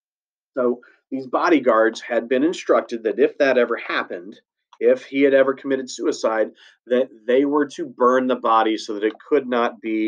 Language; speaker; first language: English; native; English